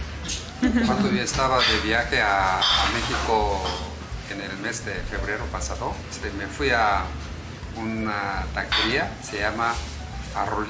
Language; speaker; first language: Spanish; non-native, learner; Korean